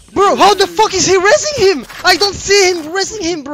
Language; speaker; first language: English; non-native, fluent; French